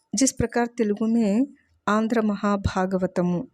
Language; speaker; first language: Hindi; non-native, local second language; Telugu